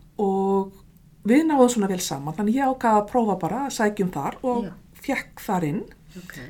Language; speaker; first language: Icelandic; native; Icelandic